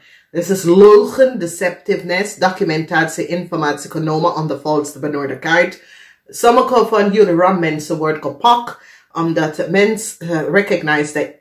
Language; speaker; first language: Dutch; non-native, fluent; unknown